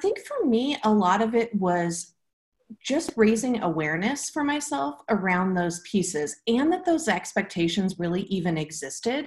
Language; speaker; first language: English; native; English